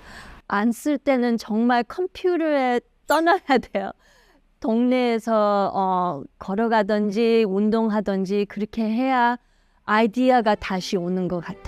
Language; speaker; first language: Korean; early bilingual, heritage; Korean